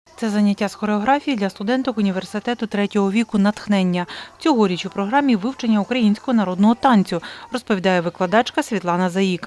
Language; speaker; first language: Ukrainian; native; Ukrainian